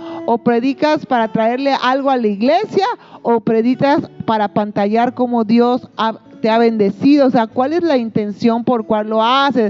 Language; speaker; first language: Spanish; native; Spanish